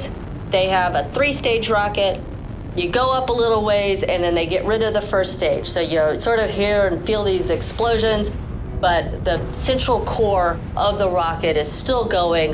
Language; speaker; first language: English; native; English